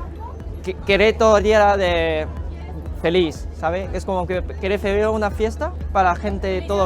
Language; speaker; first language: Spanish; non-native, learner; Chinese